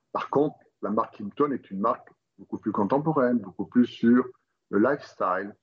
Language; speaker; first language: French; native; French